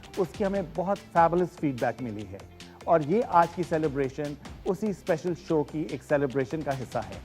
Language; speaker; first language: Urdu; native; Urdu